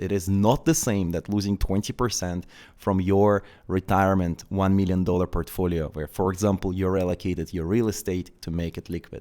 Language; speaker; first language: English; non-native, fluent; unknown